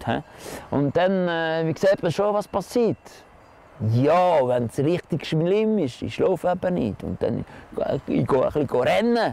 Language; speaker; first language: German; non-native, local second language; French